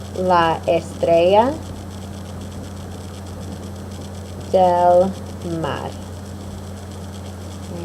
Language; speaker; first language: Spanish; non-native, fluent; English